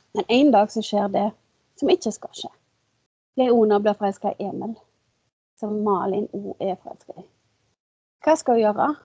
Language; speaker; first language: Norwegian; native; Norwegian